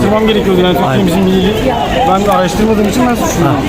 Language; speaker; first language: Turkish; native; Turkish